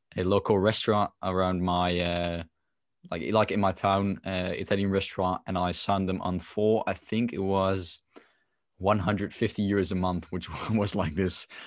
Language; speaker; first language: English; non-native, fluent; Dutch